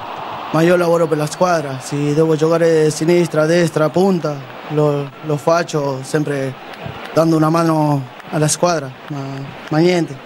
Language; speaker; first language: Italian; non-native, fluent; Spanish